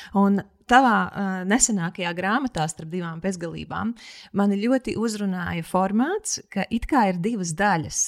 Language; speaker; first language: Latvian; native; Latvian